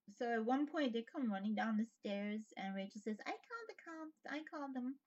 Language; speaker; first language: English; native; English